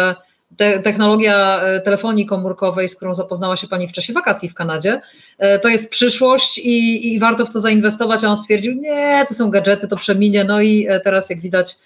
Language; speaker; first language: Polish; native; Polish